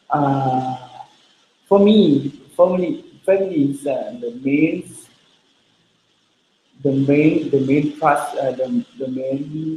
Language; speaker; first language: English; non-native, learner; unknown